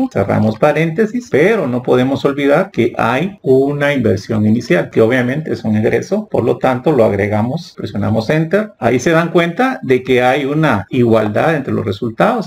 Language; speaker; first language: Spanish; native; Spanish